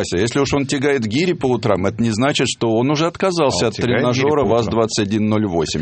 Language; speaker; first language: Russian; native; Russian